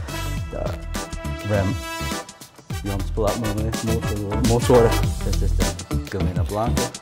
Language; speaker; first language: Romanian; non-native, learner; English